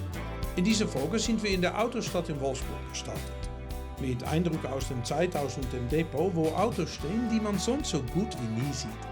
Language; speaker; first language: German; native; German